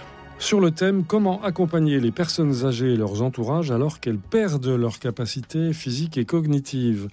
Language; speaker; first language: French; native; French